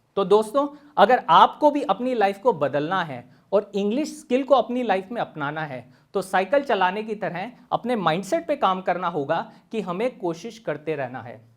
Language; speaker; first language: Hindi; native; Hindi